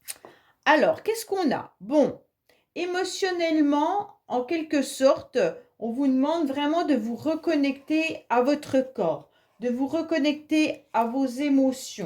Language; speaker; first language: French; native; French